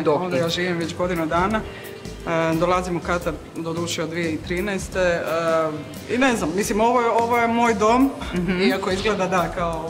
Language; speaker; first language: Serbian; native; Serbian